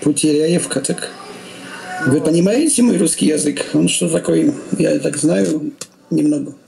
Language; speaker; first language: Russian; non-native, learner; Polish